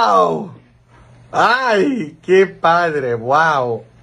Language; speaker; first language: Spanish; non-native, fluent; Polish